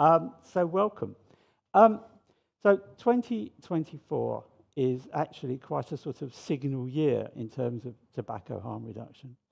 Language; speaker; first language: English; native; English